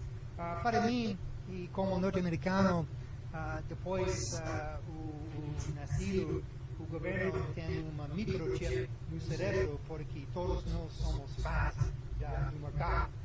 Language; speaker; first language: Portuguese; non-native, learner; English